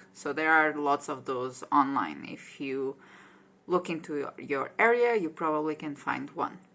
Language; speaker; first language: English; non-native, fluent; Portuguese